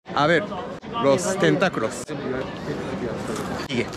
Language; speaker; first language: Spanish; non-native, learner; Japanese